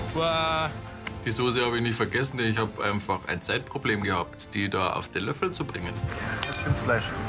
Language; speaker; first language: German; native; German